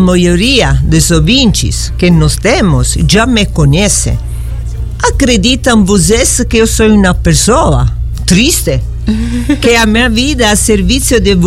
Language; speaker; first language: Portuguese; non-native, learner; Italian